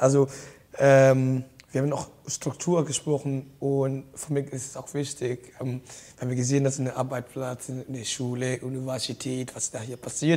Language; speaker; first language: German; non-native, learner; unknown